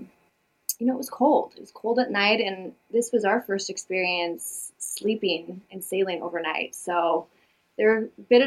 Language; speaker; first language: English; native; English